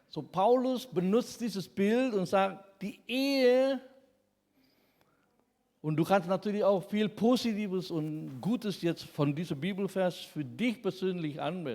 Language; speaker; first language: German; non-native, fluent; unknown